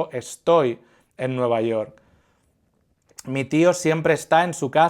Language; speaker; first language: Spanish; non-native, fluent; English